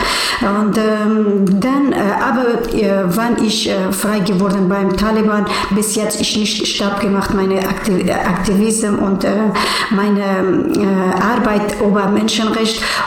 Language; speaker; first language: German; non-native, learner; Persian